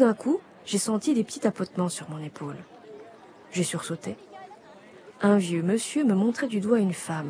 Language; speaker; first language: French; native; French